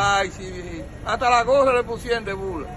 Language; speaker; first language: Spanish; native; Spanish